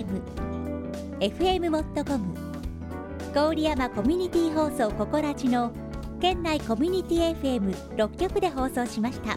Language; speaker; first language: Japanese; native; Japanese